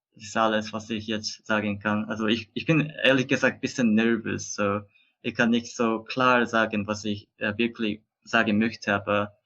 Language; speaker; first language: German; non-native, learner; Korean